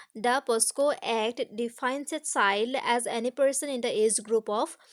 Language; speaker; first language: English; non-native, local second language; Assamese